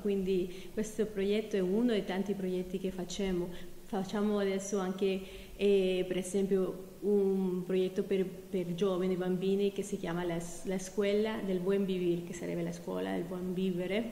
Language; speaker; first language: Italian; non-native, fluent; Spanish